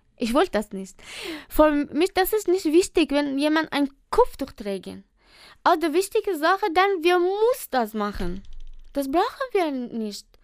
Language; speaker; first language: German; non-native, learner; Persian